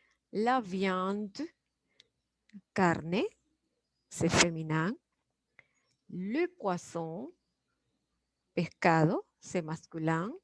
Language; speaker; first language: French; non-native, fluent; Spanish